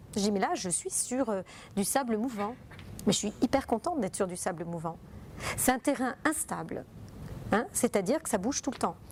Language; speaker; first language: French; non-native, fluent; Italian